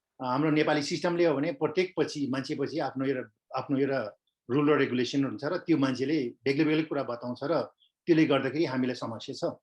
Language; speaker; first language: Nepali; non-native, local second language; Sherpa